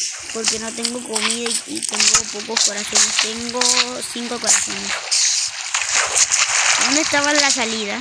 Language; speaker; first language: Spanish; native; Spanish